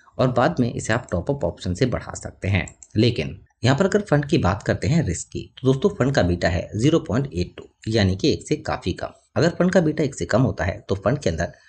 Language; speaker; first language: Hindi; native; Hindi